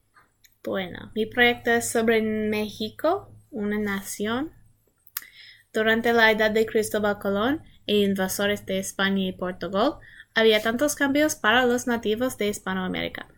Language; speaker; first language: Spanish; non-native, learner; English